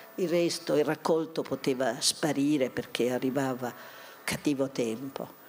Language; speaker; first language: Italian; native; Italian